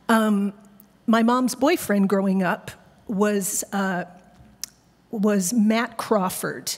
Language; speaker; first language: English; native; English